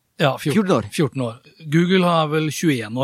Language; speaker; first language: Norwegian; native; Norwegian